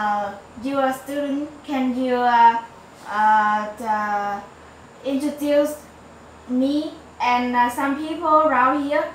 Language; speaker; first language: English; non-native, learner; Vietnamese